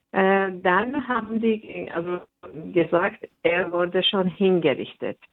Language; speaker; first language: German; non-native, fluent; Persian